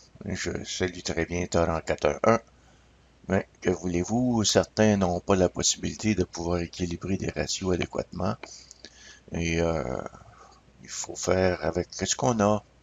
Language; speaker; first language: French; native; French